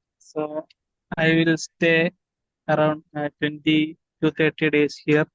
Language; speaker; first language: English; non-native, learner; Malayalam